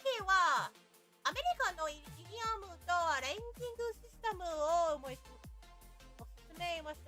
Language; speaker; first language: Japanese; non-native, learner; English